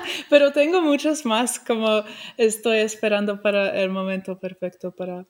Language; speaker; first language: Spanish; non-native, fluent; English